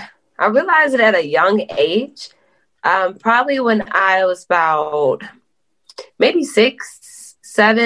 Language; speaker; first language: English; native; English